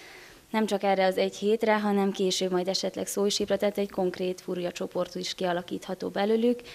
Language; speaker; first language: Hungarian; native; Hungarian